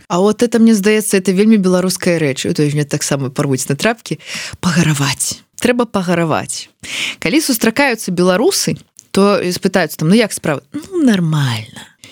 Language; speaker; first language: Belarusian; non-native, local second language; Russian